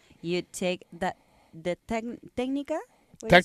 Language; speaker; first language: English; non-native, learner; Spanish